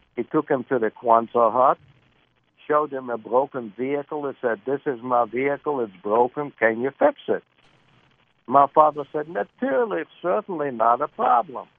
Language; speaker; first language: English; early bilingual, other home language; Lithuanian